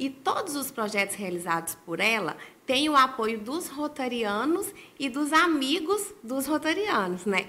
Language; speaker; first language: Portuguese; native; Portuguese